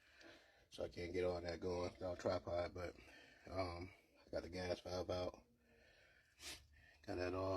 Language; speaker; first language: English; native; English